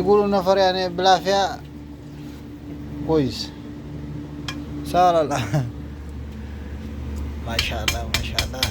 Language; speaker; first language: Arabic; non-native, learner; Amharic